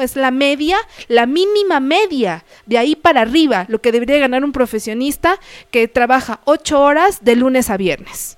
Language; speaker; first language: Spanish; native; Spanish